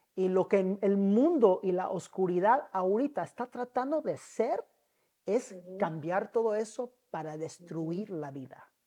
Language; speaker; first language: Spanish; early bilingual, heritage; Spanish